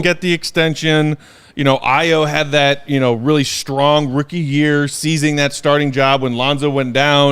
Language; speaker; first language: English; native; English